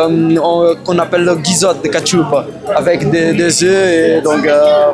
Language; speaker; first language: French; non-native, fluent; Kabuverdianu